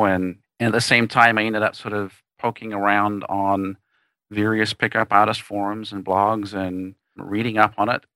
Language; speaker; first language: English; native; English